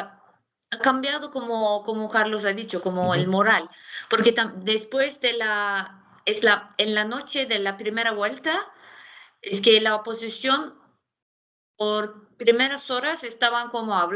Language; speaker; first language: Spanish; non-native, fluent; Turkish